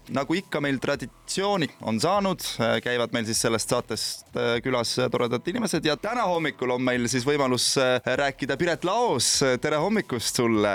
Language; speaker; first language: Estonian; native; Estonian